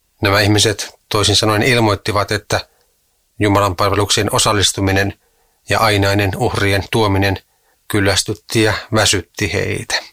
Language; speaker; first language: Finnish; native; Finnish